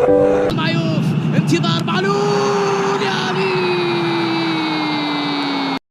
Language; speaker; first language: Arabic; native; Arabic